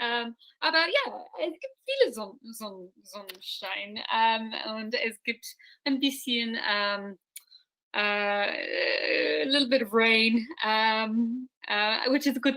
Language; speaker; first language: German; non-native, learner; English